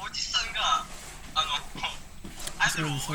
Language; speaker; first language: Japanese; non-native, learner; Indonesian